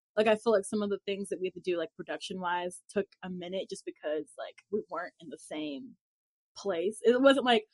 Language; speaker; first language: English; native; English